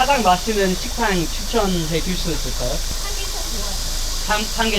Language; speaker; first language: Korean; non-native, fluent; English